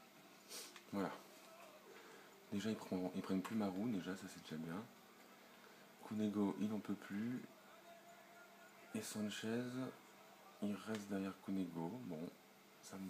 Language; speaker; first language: French; native; French